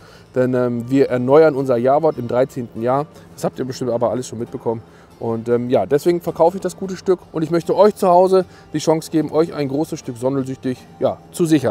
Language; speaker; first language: German; native; German